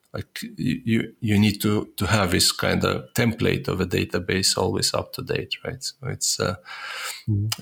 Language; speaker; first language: English; non-native, fluent; Estonian